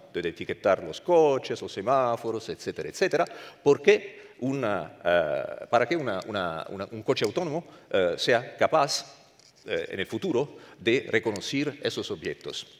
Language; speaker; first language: Spanish; non-native, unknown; Italian